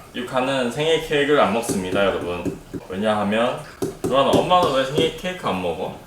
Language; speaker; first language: Korean; native; Korean